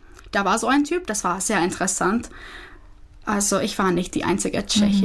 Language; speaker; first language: German; non-native, learner; Czech